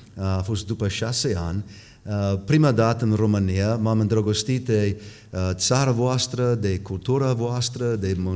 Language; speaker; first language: Romanian; non-native, fluent; English